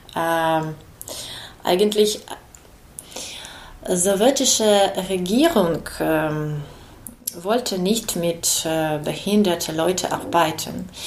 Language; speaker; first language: German; non-native, learner; Ukrainian